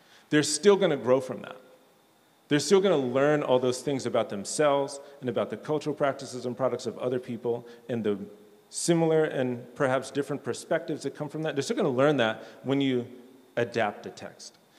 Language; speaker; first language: English; native; English